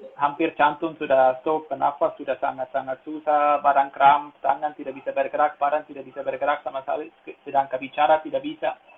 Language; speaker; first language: Indonesian; non-native, fluent; Swiss German